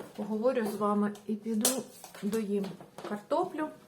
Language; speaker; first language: Ukrainian; native; Ukrainian